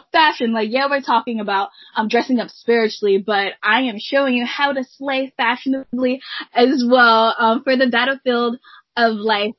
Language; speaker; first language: English; native; English